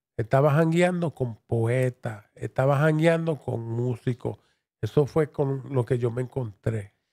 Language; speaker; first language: Spanish; early bilingual, heritage; Spanish